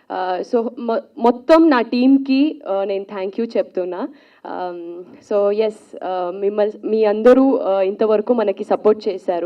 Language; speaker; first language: Telugu; non-native, local second language; Kannada